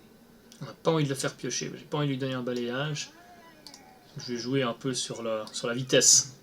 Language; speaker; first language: French; native; French